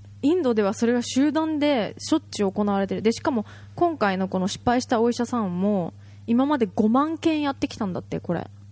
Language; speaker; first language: Japanese; native; Japanese